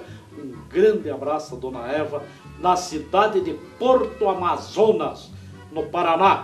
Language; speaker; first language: Portuguese; native; Portuguese